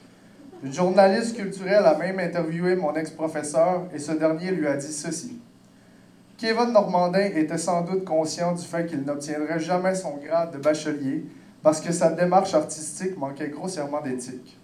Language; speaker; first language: French; native; French